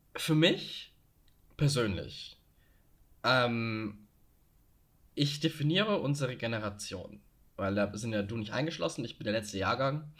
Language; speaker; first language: German; native; German